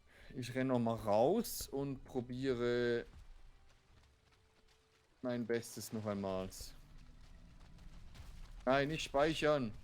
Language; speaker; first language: German; native; German